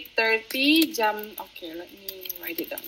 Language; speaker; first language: English; non-native, fluent; Indonesian